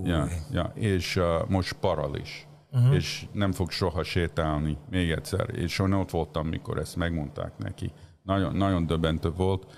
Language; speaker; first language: Hungarian; early bilingual, heritage; Hungarian